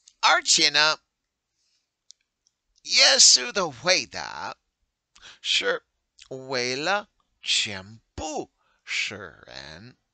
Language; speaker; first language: Chinese; non-native, learner; English